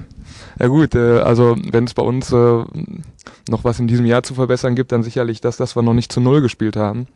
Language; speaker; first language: German; native; German